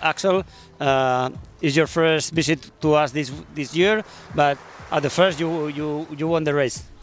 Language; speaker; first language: English; non-native, learner; Spanish